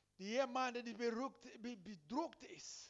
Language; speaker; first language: German; non-native, learner; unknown